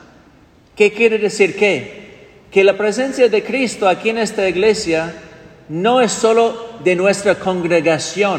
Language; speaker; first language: Spanish; non-native, fluent; English